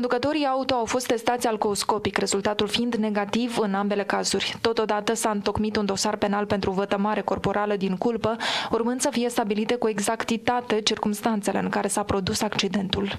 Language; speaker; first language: Romanian; native; Romanian